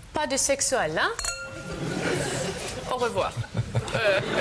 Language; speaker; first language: French; non-native, learner; German